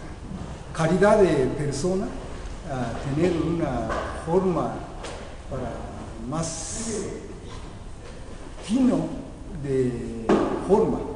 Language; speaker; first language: Spanish; non-native, learner; Japanese